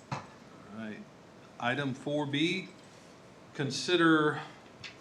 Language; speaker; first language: English; native; English